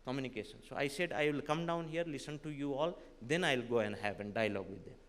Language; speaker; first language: English; non-native, local second language; Nepali